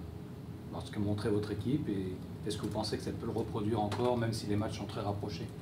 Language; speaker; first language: French; native; French